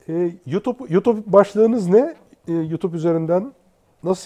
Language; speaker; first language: Turkish; native; Turkish